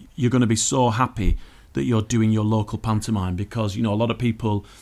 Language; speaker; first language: English; native; English